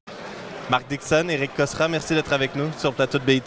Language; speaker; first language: French; native; French